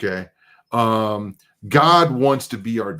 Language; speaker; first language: English; native; English